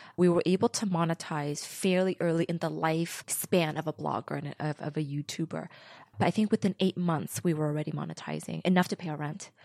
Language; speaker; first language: English; early bilingual, other home language; Vietnamese